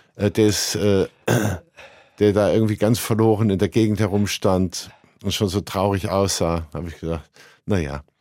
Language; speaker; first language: German; native; German